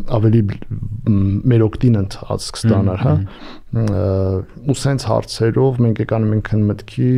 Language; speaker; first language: Armenian; native; Armenian